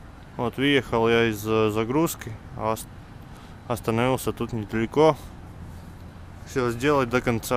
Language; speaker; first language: Russian; non-native, fluent; Latvian